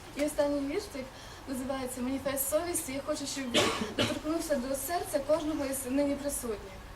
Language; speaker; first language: Ukrainian; non-native, local second language; Russian